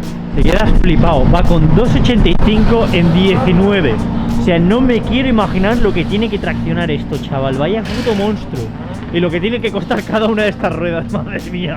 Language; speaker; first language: Spanish; native; Spanish